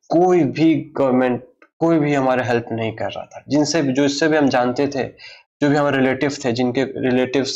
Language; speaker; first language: Hindi; native; Hindi